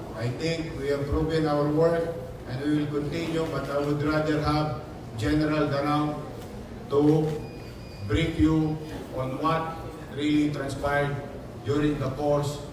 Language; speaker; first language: English; non-native, local second language; Filipino